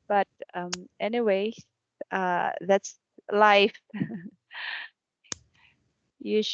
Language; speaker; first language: English; non-native, fluent; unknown